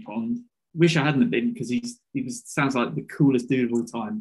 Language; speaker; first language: English; native; English